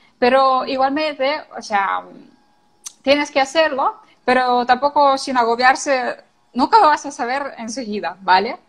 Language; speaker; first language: Spanish; non-native, fluent; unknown